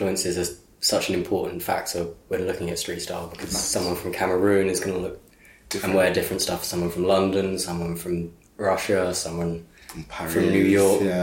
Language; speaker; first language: English; native; English